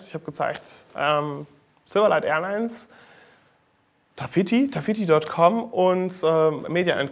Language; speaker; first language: German; native; German